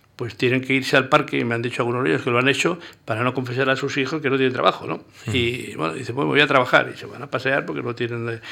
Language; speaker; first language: Spanish; native; Spanish